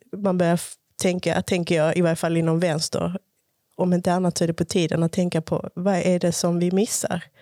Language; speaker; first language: Swedish; early bilingual, other home language; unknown